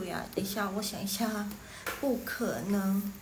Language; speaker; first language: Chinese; non-native, fluent; Indonesian